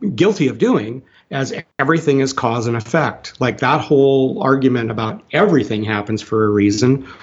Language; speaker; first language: English; native; English